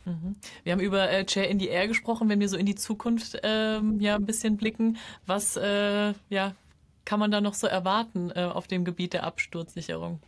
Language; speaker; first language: German; native; German